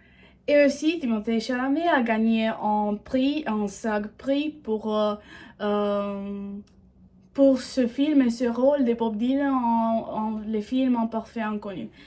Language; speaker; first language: French; non-native, learner; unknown